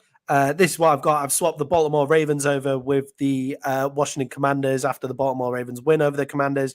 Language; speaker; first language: English; native; English